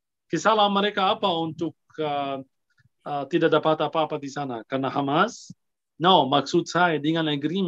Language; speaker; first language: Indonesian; non-native, fluent; Arabic